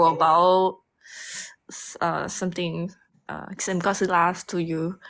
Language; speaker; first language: English; non-native, learner; Thai